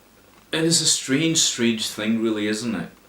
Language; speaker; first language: English; native; English